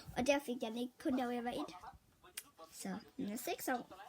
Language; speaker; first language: Danish; early bilingual, other home language; Vietnamese